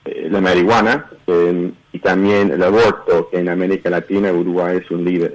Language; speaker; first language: Spanish; early bilingual, heritage; Spanish